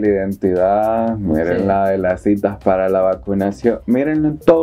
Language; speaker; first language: Spanish; native; Spanish